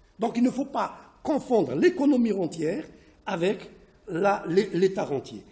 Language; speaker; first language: French; non-native, local second language; Arabic